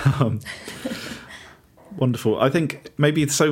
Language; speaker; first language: English; native; English